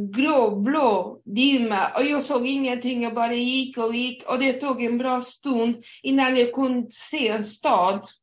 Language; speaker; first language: Swedish; non-native, fluent; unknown